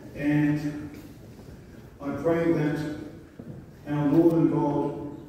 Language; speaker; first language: English; early bilingual, other home language; Greek